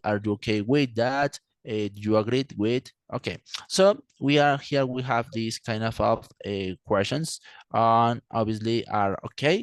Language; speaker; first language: English; non-native, fluent; Spanish